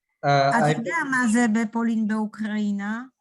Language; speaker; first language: Hebrew; non-native, learner; Polish